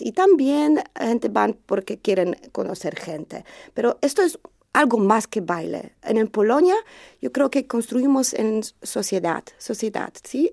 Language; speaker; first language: Spanish; non-native, learner; Polish